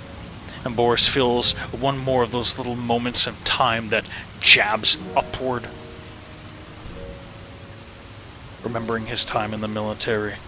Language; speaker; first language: English; native; English